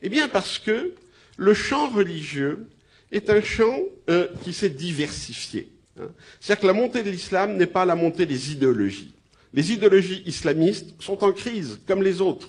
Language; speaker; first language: French; native; French